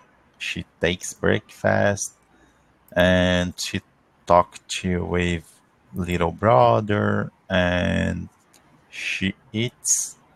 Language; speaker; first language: English; non-native, learner; Portuguese